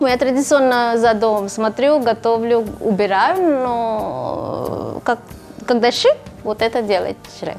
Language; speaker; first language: Russian; non-native, fluent; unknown